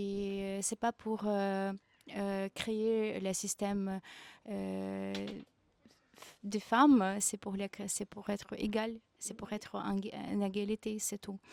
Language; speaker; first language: French; non-native, fluent; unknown